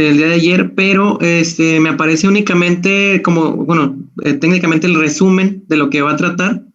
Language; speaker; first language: Spanish; native; Spanish